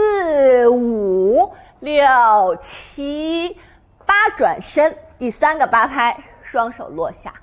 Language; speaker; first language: Chinese; native; Chinese